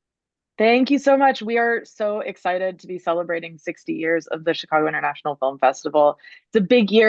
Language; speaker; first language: English; native; English